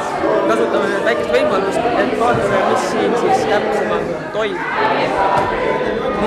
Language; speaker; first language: Estonian; native; Estonian